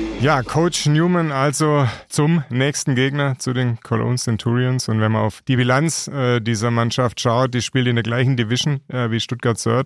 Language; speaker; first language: German; native; German